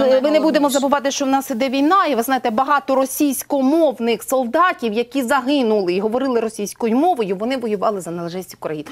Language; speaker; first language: Ukrainian; native; Ukrainian